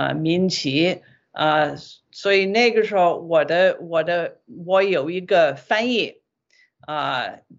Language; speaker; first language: Chinese; non-native, fluent; English